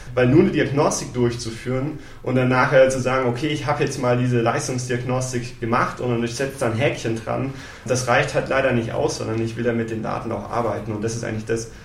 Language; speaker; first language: German; native; German